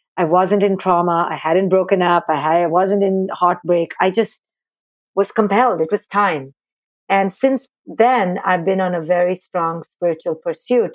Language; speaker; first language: English; non-native, local second language; Hindi